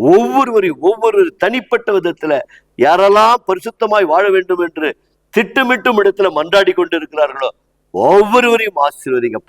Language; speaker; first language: Tamil; native; Tamil